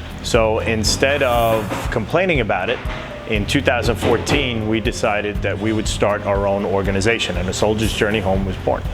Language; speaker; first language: English; native; English